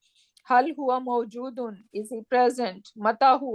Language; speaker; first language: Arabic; non-native, fluent; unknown